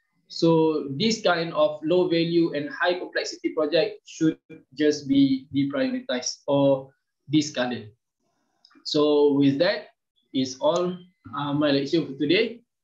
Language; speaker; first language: English; non-native, local second language; Malay